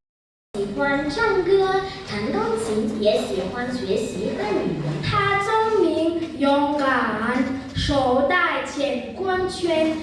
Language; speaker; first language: Chinese; non-native, learner; Malagasy